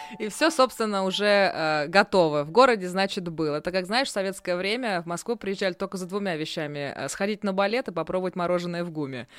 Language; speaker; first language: Russian; native; Russian